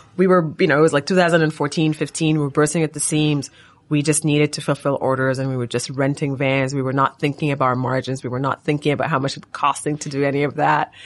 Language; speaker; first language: English; non-native, fluent; Arabic